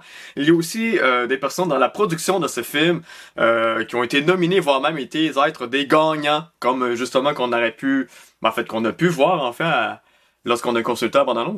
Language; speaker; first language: French; native; French